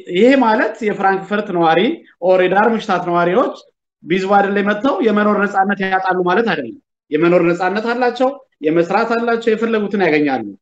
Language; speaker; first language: Amharic; native; Amharic